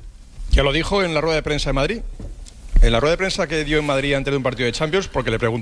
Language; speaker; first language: Spanish; native; Spanish